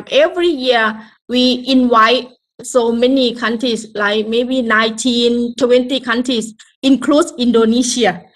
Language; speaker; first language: English; non-native, learner; Thai